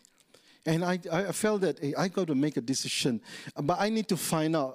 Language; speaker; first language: English; non-native, local second language; Tamil